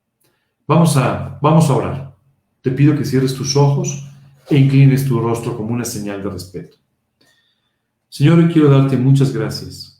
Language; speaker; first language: Spanish; native; Spanish